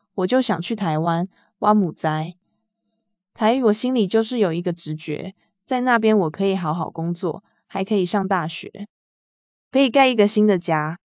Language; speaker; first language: Chinese; non-native, fluent; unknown